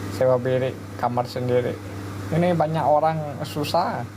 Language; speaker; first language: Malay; non-native, local second language; Hakka Chinese